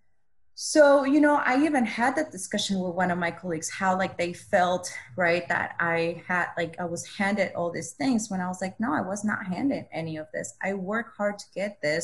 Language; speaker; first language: English; non-native, fluent; Spanish